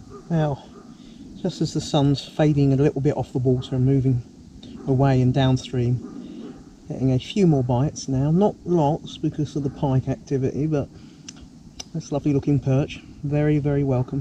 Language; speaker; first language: English; native; English